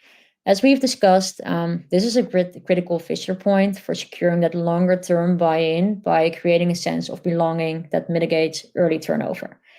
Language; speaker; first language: English; non-native, fluent; Dutch